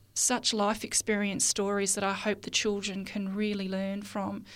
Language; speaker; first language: English; native; English